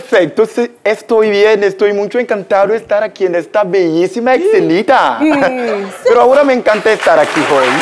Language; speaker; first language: Spanish; non-native, local second language; French